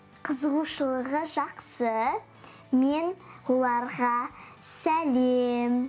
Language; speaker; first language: Kazakh; early bilingual, heritage; Kazakh